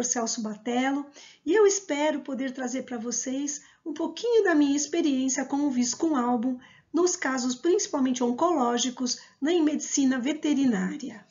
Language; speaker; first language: Portuguese; native; Portuguese